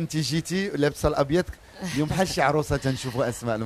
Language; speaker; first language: Arabic; native; Arabic